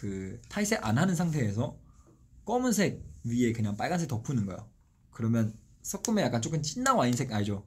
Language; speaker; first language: Korean; non-native, fluent; Chinese